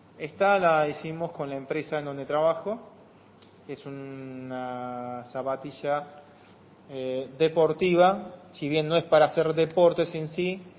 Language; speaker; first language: Spanish; non-native, fluent; Korean